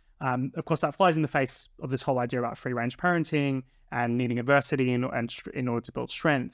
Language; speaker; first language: English; native; English